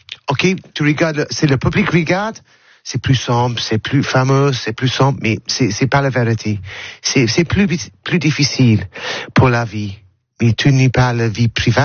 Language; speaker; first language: French; non-native, learner; English